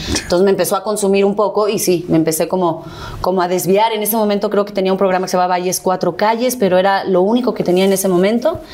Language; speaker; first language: Spanish; early bilingual, other home language; Catalan